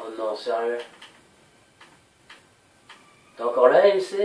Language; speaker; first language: French; native; French